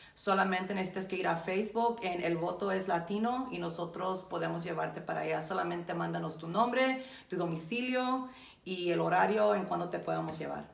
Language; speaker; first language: Spanish; early bilingual, heritage; Spanish